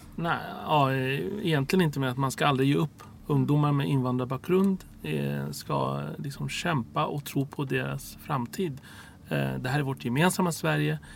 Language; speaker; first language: Swedish; early bilingual, other home language; Arabic